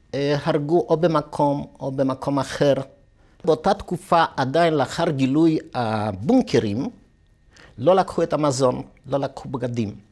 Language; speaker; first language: Hebrew; non-native, fluent; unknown